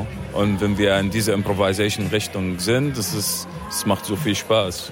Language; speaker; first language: German; non-native, fluent; Arabic